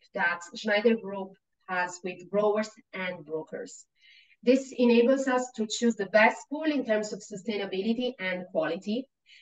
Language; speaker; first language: English; non-native, fluent; Italian